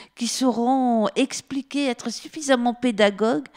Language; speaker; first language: French; native; French